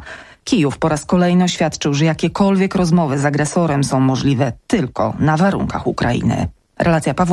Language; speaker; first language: Polish; native; Polish